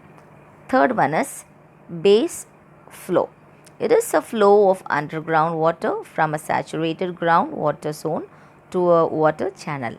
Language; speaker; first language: English; non-native, local second language; Tamil